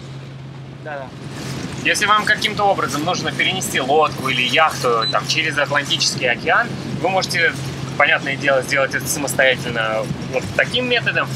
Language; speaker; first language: Russian; native; Russian